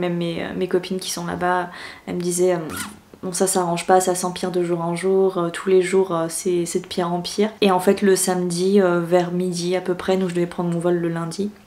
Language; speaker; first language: French; native; French